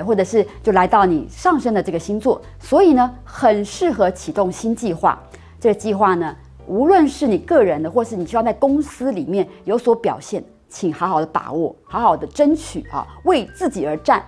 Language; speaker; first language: Chinese; native; Chinese